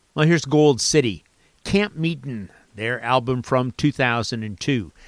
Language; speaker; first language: English; native; English